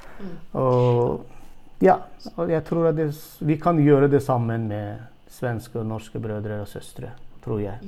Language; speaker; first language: Norwegian; non-native, fluent; Turkmen